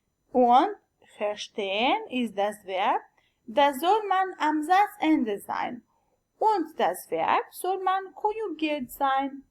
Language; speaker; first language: German; non-native, learner; Albanian